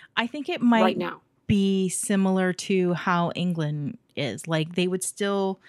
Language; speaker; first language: English; native; English